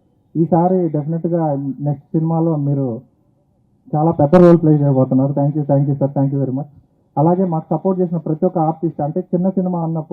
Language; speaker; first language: Telugu; native; Telugu